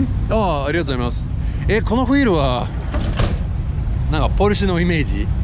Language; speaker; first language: Japanese; non-native, fluent; English